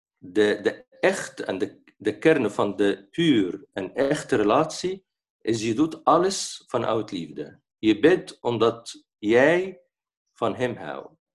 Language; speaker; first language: Dutch; non-native, fluent; Arabic